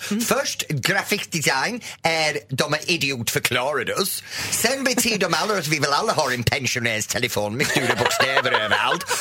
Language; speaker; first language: Swedish; non-native, fluent; English